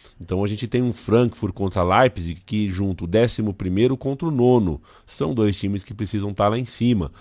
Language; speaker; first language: Portuguese; native; Portuguese